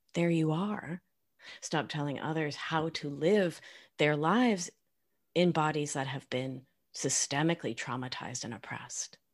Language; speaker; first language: English; non-native, fluent; Spanish